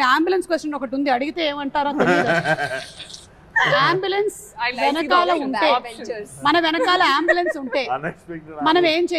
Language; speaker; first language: Telugu; native; Telugu